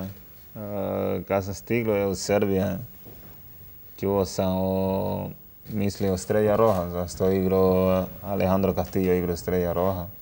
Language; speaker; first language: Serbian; non-native, learner; Spanish